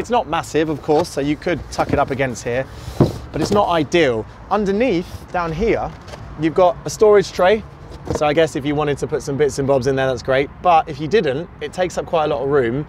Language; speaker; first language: English; native; English